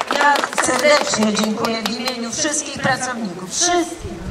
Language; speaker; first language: Polish; native; Polish